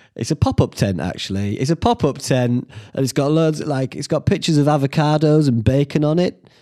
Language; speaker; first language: English; native; English